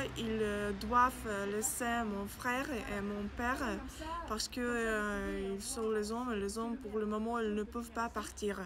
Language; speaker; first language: French; non-native, learner; Ukrainian